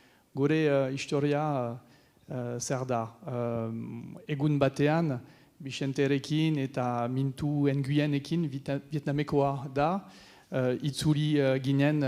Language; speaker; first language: Basque; non-native, learner; French